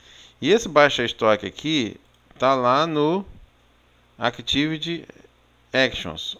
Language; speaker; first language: Portuguese; native; Portuguese